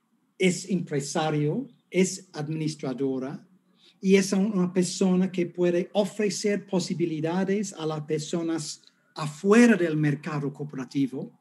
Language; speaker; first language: Spanish; non-native, fluent; English